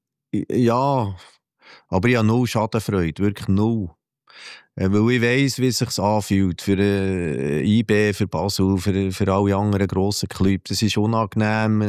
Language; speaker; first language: German; native; German